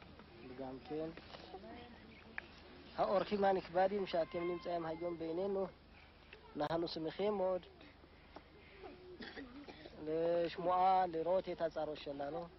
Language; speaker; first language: Hebrew; non-native, learner; Amharic